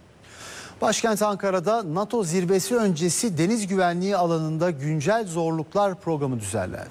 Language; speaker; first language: Turkish; native; Turkish